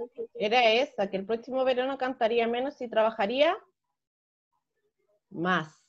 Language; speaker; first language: Spanish; native; Spanish